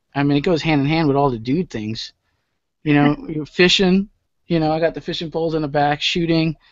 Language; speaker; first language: English; native; English